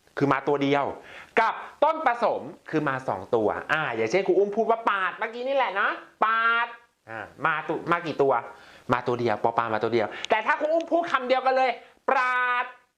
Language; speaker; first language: Thai; native; Thai